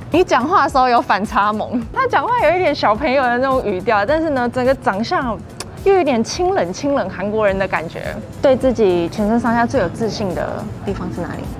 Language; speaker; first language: Chinese; native; Chinese